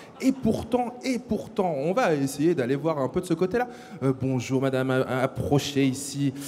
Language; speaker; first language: French; native; French